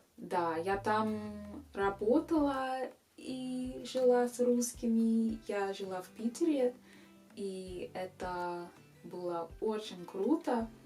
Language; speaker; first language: Russian; non-native, fluent; English